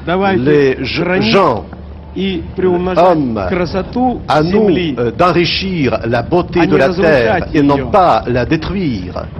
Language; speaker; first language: French; non-native, fluent; Russian